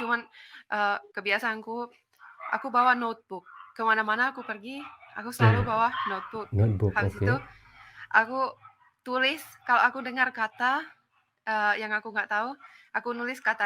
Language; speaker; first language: Indonesian; non-native, fluent; Finnish